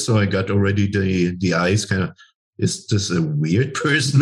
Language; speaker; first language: English; non-native, fluent; German